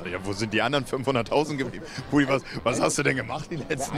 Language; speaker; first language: German; native; German